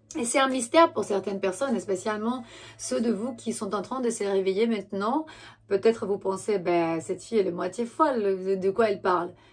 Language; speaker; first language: French; non-native, fluent; Romanian